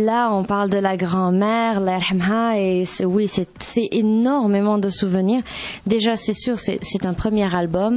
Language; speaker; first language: French; non-native, local second language; Arabic